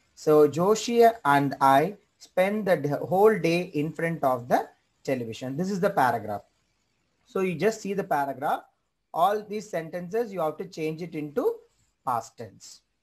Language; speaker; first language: English; non-native, local second language; Tamil